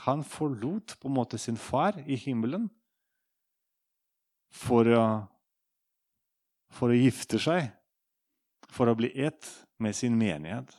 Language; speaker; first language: Norwegian; non-native, fluent; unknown